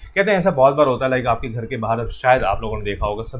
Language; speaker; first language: Hindi; native; Hindi